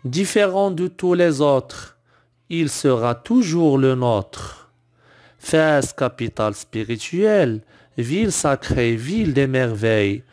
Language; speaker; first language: French; non-native, local second language; Arabic